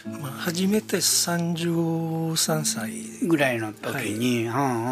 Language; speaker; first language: Japanese; non-native, fluent; Italian